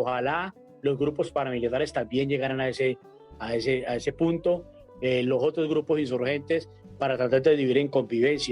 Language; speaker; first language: Spanish; native; Spanish